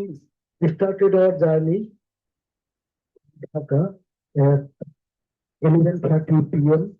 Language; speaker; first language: English; non-native, learner; Bangla